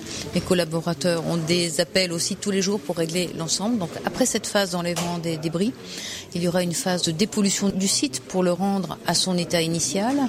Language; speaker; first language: French; native; French